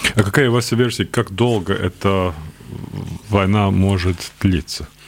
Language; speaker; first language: Russian; non-native, local second language; Latvian